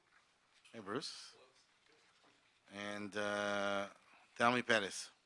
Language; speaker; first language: English; native; English